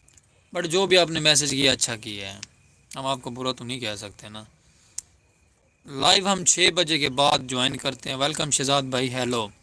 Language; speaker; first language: Hindi; non-native, local second language; Saraiki